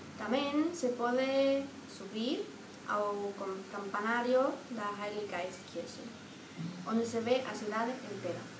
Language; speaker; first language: Galician; non-native, learner; German